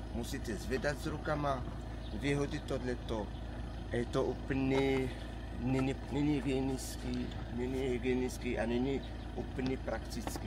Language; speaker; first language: Czech; non-native, learner; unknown